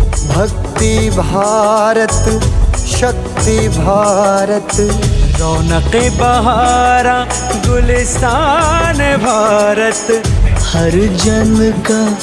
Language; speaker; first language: Hindi; non-native, local second language; Telugu